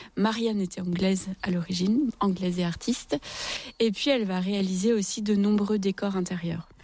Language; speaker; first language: French; native; French